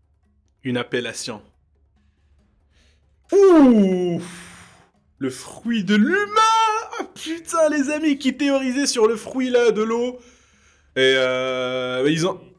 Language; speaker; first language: French; native; French